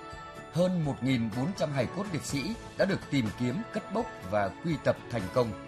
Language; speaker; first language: Vietnamese; native; Vietnamese